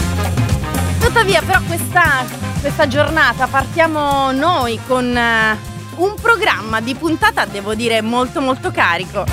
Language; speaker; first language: Italian; native; Italian